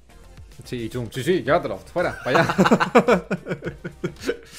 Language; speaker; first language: Spanish; native; Spanish